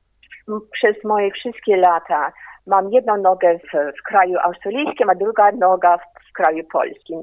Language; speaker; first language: Polish; early bilingual, heritage; Polish